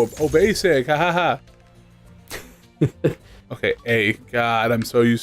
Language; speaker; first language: English; native; English